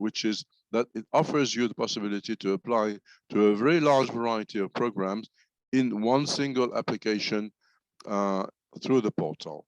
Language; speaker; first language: English; non-native, fluent; French